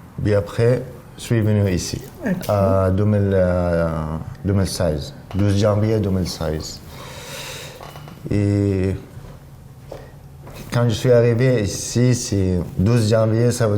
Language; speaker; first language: French; non-native, learner; Arabic